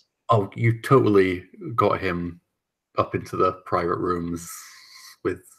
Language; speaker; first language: English; native; English